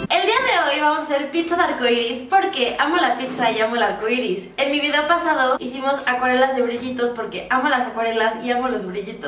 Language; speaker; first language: Spanish; native; Spanish